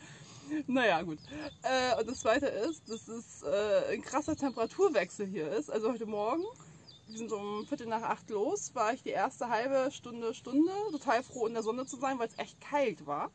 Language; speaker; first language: German; native; German